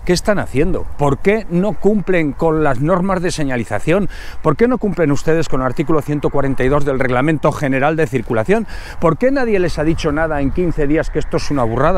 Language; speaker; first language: Spanish; native; Spanish